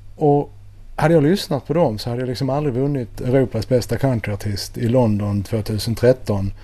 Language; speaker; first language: Swedish; native; Swedish